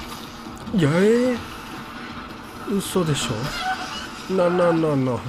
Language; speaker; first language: Japanese; native; Japanese